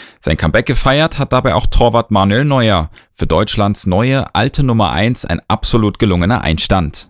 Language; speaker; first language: German; native; German